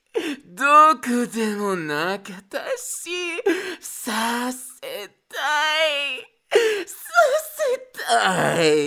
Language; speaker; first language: Japanese; non-native, learner; Spanish